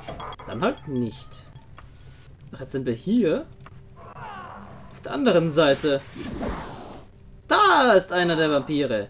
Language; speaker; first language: German; native; German